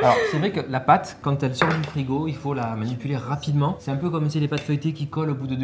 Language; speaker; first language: French; native; French